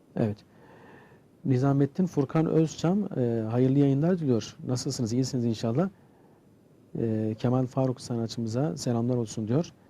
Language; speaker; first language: Turkish; native; Turkish